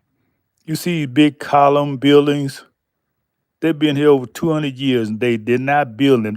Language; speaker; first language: English; native; English